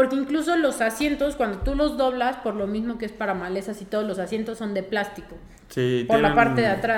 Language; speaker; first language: Spanish; native; Spanish